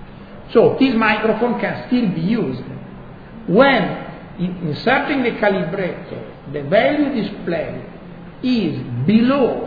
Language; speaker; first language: English; non-native, fluent; Italian